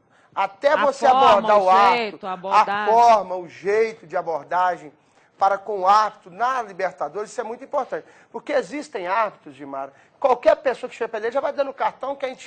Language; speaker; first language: Portuguese; native; Portuguese